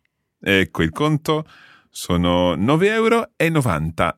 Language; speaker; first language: Italian; non-native, fluent; English